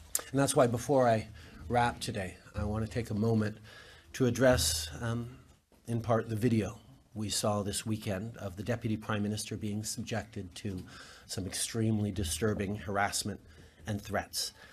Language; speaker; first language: English; native; English